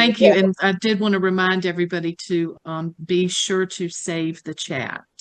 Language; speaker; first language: English; native; English